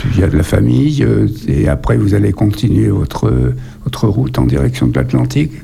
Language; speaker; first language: French; native; French